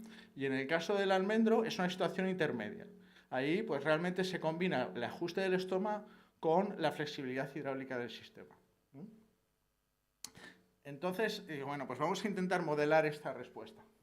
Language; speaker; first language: Spanish; native; Spanish